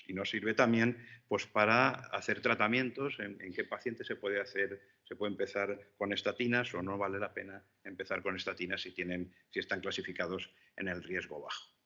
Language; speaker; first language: Spanish; native; Spanish